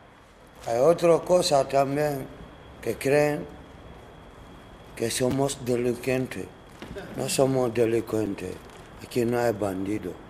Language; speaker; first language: Spanish; non-native, learner; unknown